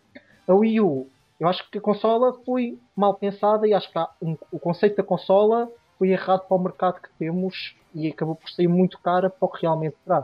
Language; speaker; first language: Portuguese; native; Portuguese